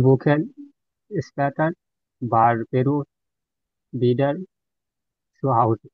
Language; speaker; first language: German; non-native, learner; Bangla